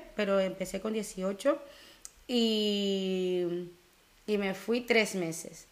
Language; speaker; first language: Spanish; early bilingual, other home language; Dutch